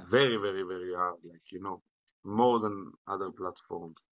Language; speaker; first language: English; non-native, fluent; Hebrew